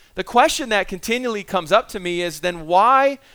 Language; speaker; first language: English; native; English